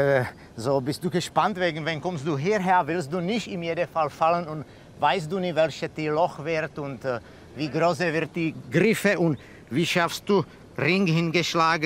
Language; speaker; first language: German; non-native, learner; Czech